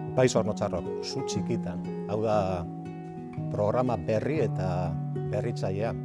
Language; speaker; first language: Basque; native; Basque